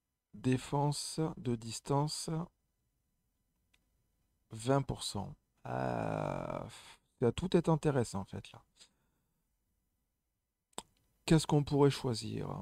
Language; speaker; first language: French; native; French